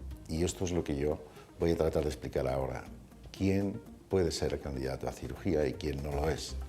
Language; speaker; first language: Spanish; native; Spanish